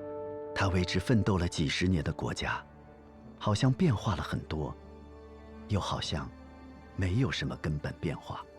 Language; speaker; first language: Chinese; native; Chinese